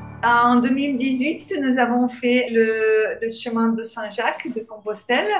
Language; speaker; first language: French; non-native, fluent; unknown